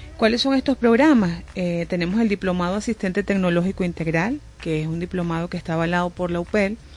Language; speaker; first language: Spanish; native; Spanish